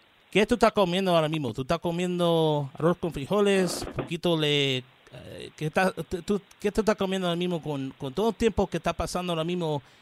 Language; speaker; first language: Spanish; early bilingual, heritage; Spanish